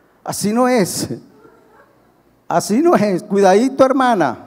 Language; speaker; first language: Spanish; native; Spanish